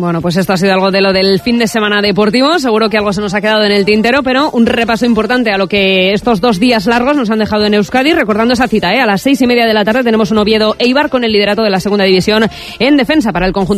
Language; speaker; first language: Spanish; native; Spanish